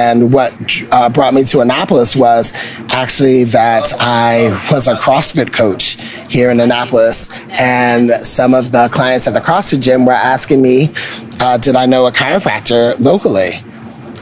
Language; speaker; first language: English; native; English